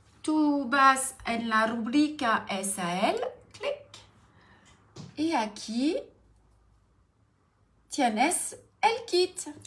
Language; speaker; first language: Spanish; non-native, learner; French